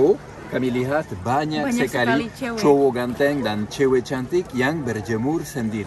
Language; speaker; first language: Indonesian; non-native, fluent; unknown